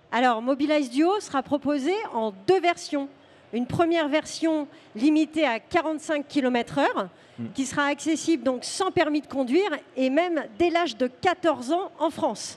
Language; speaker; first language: French; native; French